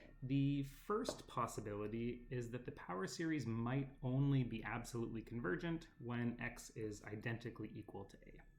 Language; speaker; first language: English; native; English